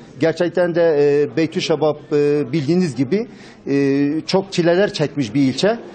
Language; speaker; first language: Turkish; non-native, local second language; Kurdish